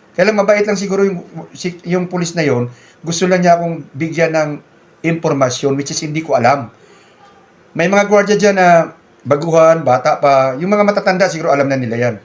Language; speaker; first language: Filipino; non-native, local second language; Cebuano